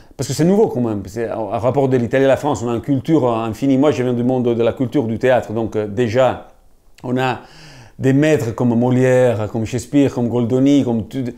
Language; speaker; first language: French; non-native, fluent; Italian